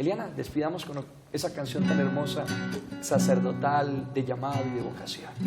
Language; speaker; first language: Spanish; native; Spanish